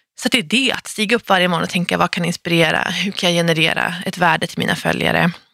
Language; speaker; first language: Swedish; native; Swedish